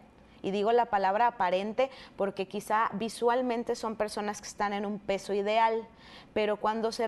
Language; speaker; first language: Spanish; native; Spanish